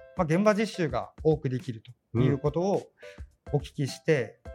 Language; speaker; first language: Japanese; native; Japanese